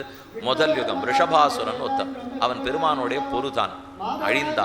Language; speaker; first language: Tamil; native; Tamil